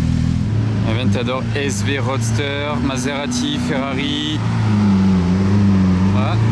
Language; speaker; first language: French; native; French